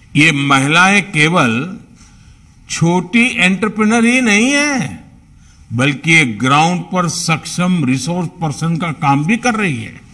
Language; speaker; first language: Hindi; non-native, local second language; Gujarati